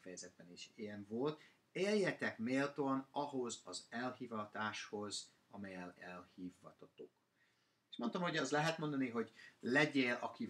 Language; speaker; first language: Hungarian; non-native, fluent; English